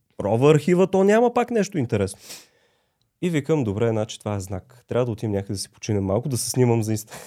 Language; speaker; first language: Bulgarian; native; Bulgarian